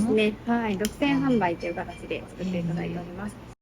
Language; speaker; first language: Japanese; native; Japanese